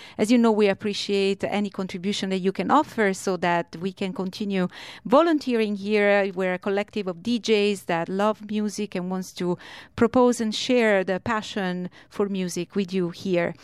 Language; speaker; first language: English; non-native, fluent; Italian